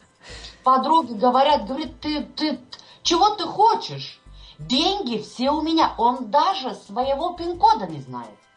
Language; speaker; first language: Russian; non-native, fluent; Lithuanian